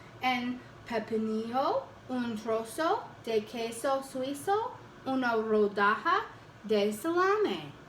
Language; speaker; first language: Spanish; non-native, learner; English